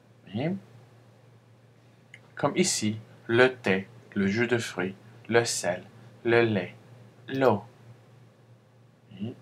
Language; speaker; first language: French; non-native, fluent; Spanish